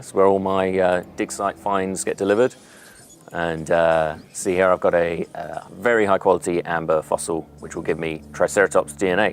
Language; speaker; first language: English; native; English